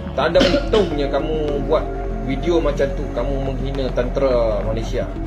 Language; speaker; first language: Malay; native; Malay